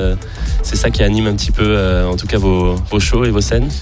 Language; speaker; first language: French; native; French